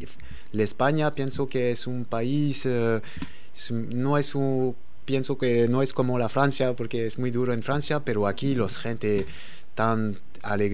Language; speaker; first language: Spanish; non-native, learner; French